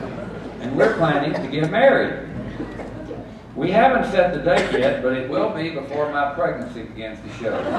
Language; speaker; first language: English; native; English